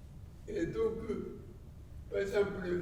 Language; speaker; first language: French; non-native, learner; Japanese